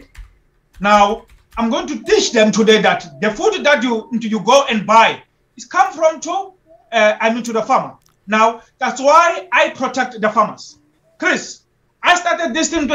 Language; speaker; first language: English; non-native, local second language; Xhosa